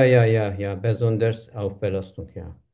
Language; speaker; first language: German; non-native, learner; Turkish